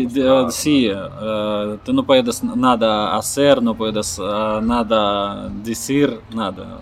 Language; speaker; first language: Spanish; non-native, learner; Russian